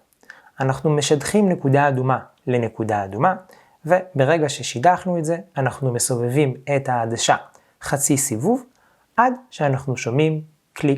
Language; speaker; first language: Hebrew; native; Hebrew